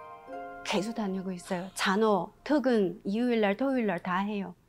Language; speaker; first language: Korean; non-native, learner; Chinese